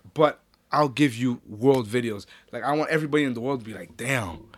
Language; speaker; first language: English; native; English